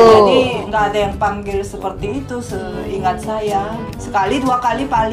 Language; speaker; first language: Indonesian; non-native, fluent; Korean